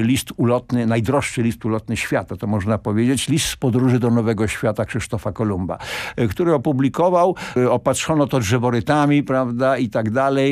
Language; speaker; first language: Polish; native; Polish